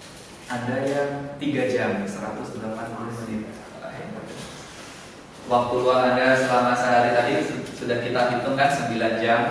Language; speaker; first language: Indonesian; native; Indonesian